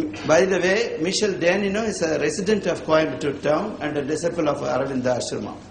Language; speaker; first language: English; non-native, local second language; Tamil